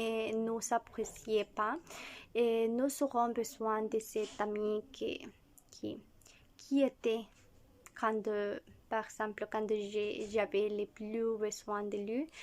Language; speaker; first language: French; non-native, learner; Spanish